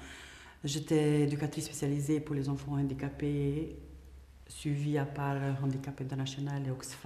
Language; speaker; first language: French; non-native, fluent; Albanian